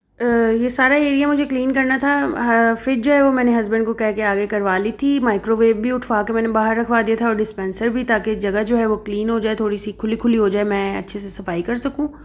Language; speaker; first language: Urdu; non-native, local second language; Punjabi